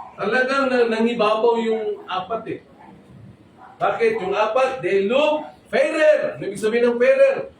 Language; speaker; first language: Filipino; non-native, local second language; Cebuano